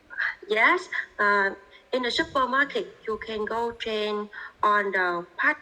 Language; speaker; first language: English; non-native, learner; Vietnamese